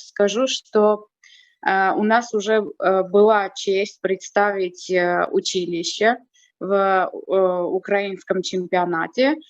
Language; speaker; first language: Russian; non-native, fluent; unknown